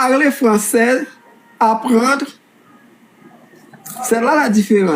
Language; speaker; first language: French; non-native, local second language; Haitian Creole